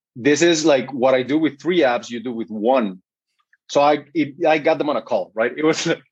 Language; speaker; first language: English; non-native, fluent; Spanish